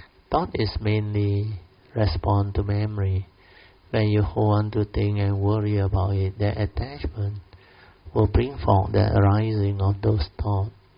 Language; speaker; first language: English; non-native, local second language; Min Nan Chinese